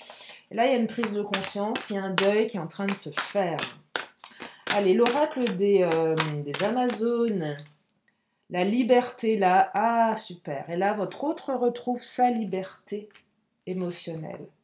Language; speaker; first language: French; native; French